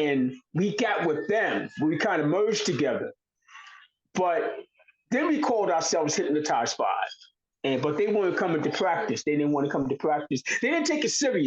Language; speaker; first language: English; native; English